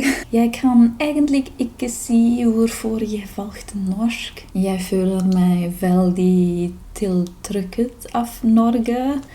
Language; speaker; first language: Norwegian; non-native, fluent; German